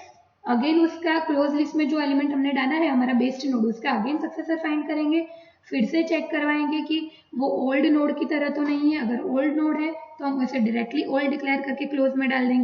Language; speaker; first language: Hindi; non-native, local second language; Gujarati